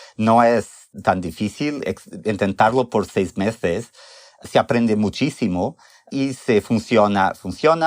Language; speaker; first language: Spanish; non-native, fluent; Portuguese